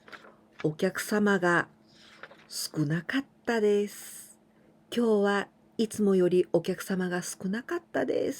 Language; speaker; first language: Japanese; non-native, fluent; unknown